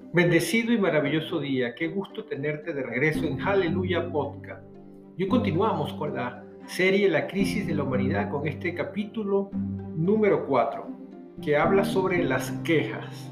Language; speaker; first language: Spanish; native; Spanish